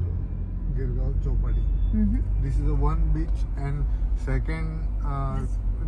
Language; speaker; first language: English; non-native, learner; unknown